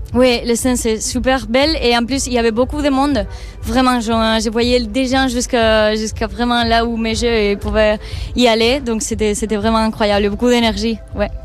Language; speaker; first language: French; non-native, fluent; Spanish